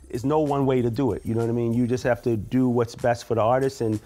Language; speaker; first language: English; native; English